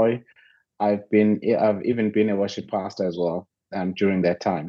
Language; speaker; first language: English; non-native, local second language; Zulu